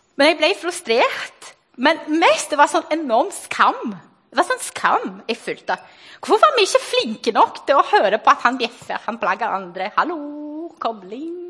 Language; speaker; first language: Norwegian; non-native, fluent; Portuguese